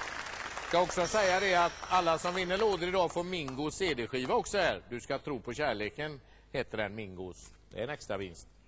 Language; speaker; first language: Swedish; native; Swedish